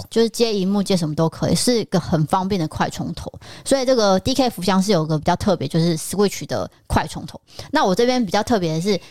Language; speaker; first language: Chinese; native; Chinese